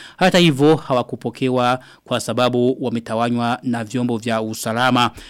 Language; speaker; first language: Swahili; non-native, local second language; Rundi